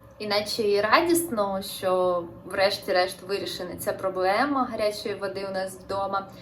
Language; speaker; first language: Ukrainian; non-native, local second language; Russian